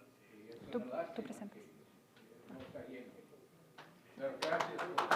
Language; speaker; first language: Spanish; non-native, fluent; English